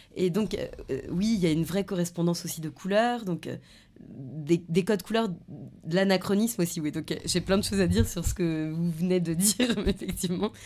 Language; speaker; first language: French; early bilingual, other home language; Polish